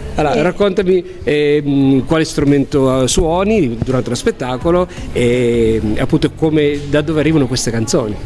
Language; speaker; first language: Italian; native; Italian